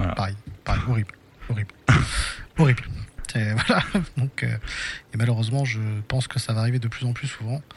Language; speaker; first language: French; native; French